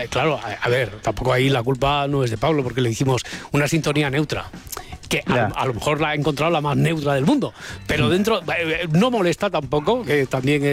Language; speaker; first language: Spanish; native; Spanish